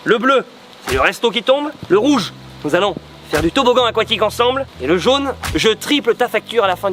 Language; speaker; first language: French; native; French